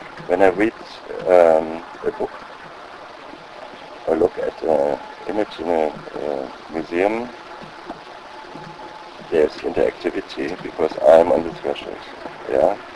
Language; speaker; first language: English; non-native, fluent; German